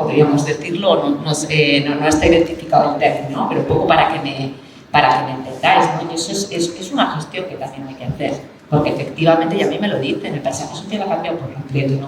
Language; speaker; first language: Spanish; native; Spanish